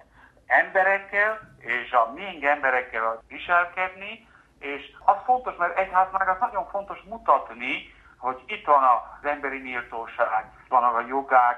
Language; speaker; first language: Hungarian; early bilingual, heritage; Hungarian